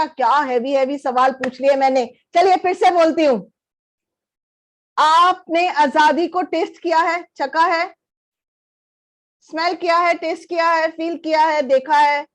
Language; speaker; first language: Hindi; native; Hindi